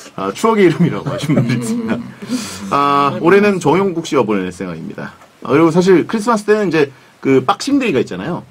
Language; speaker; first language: Korean; native; Korean